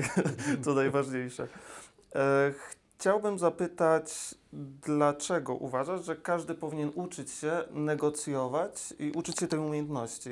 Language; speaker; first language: Polish; native; Polish